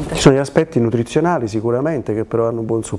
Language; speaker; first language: Italian; native; Italian